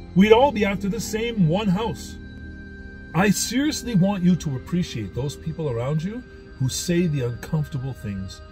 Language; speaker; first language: English; native; English